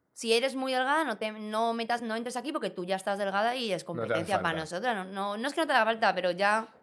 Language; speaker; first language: Spanish; native; Spanish